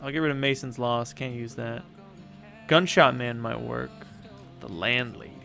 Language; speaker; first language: English; native; English